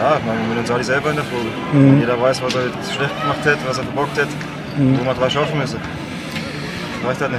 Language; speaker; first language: German; native; German